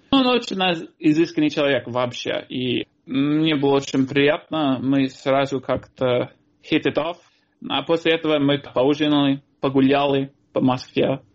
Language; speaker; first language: Russian; non-native, fluent; English